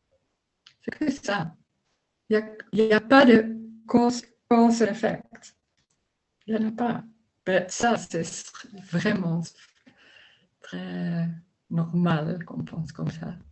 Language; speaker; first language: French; non-native, learner; Dutch